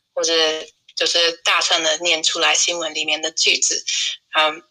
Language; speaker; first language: Chinese; non-native, fluent; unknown